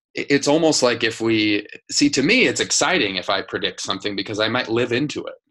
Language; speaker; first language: English; native; English